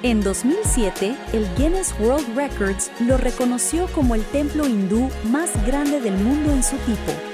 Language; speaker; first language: Spanish; native; Spanish